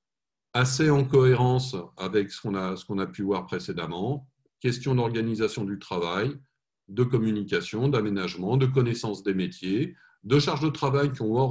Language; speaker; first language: French; native; French